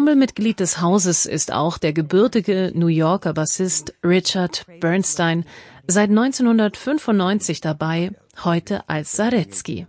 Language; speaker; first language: German; native; German